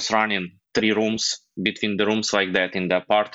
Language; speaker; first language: English; non-native, fluent; Ukrainian